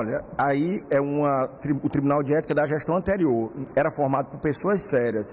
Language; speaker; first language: Portuguese; native; Portuguese